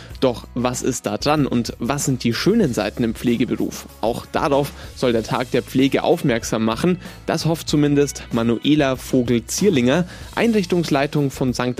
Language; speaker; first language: German; native; German